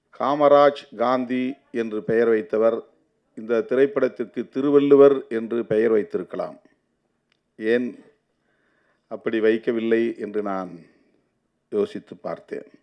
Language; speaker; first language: Tamil; native; Tamil